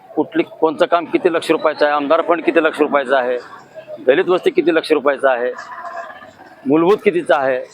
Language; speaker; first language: Marathi; native; Marathi